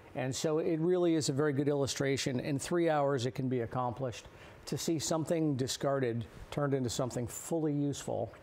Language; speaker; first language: English; native; English